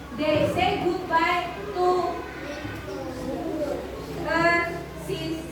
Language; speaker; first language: English; non-native, learner; Indonesian